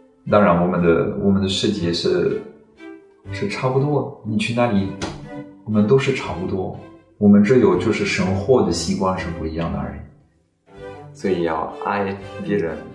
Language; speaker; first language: Chinese; non-native, fluent; French